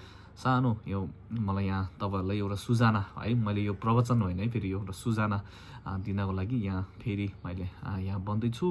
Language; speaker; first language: Nepali; non-native, local second language; Tibetan